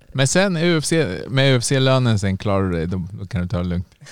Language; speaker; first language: Swedish; native; Swedish